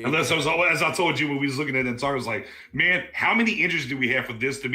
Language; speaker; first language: English; native; English